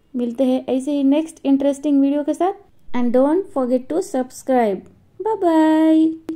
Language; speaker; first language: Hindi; non-native, local second language; Marathi